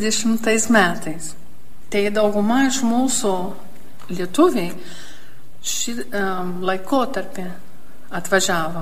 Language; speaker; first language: Lithuanian; early bilingual, heritage; Lithuanian